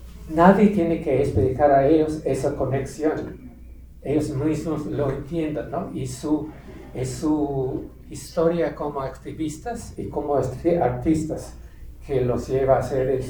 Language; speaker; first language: Spanish; non-native, fluent; English